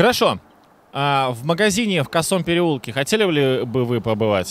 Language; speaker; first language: Russian; native; Russian